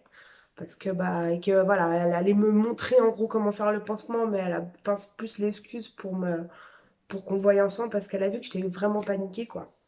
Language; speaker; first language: French; native; French